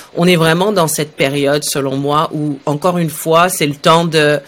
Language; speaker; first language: French; early bilingual, other home language; Arabic